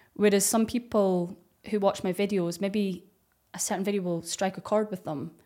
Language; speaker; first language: English; native; English